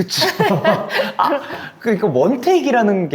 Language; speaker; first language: Korean; native; Korean